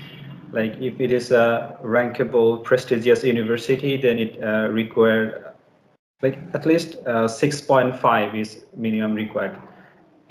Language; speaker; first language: English; non-native, learner; Bangla